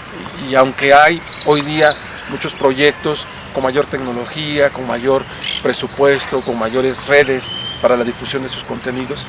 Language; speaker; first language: Spanish; native; Spanish